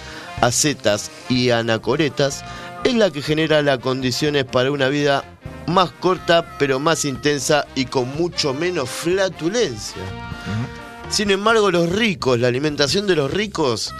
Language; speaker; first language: Spanish; native; Spanish